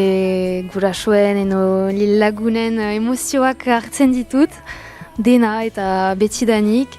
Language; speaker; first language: Basque; non-native, local second language; French